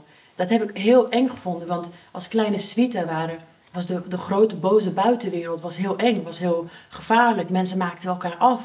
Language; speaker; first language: Dutch; early bilingual, other home language; Persian